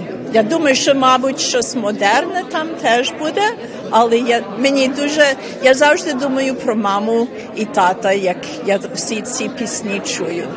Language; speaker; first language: Ukrainian; early bilingual, heritage; Ukrainian